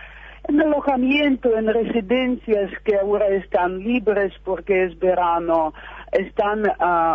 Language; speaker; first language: Spanish; non-native, fluent; Russian